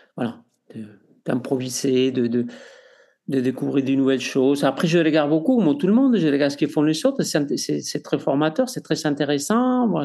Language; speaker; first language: French; non-native, fluent; Spanish